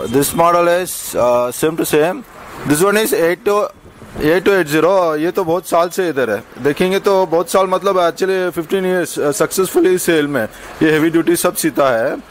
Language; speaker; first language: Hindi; non-native, local second language; Tamil